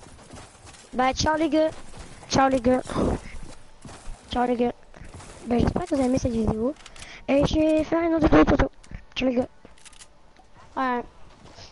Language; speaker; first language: French; native; French